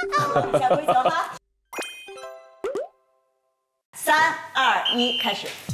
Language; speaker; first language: Chinese; native; Chinese